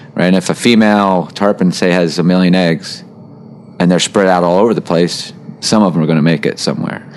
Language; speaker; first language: English; native; English